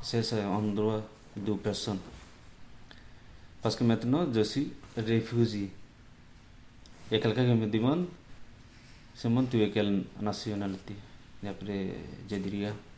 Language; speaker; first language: French; non-native, learner; Bangla